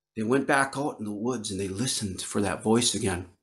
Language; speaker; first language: English; native; English